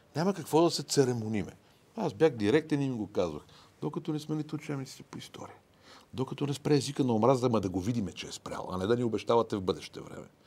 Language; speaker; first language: Bulgarian; native; Bulgarian